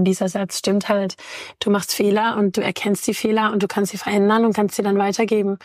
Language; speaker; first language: German; native; German